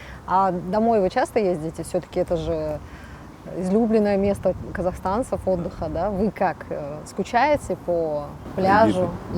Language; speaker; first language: Russian; native; Russian